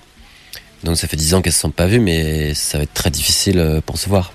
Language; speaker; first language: French; native; French